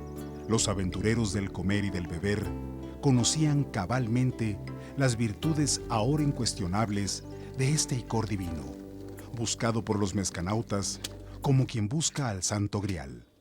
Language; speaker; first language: Spanish; native; Spanish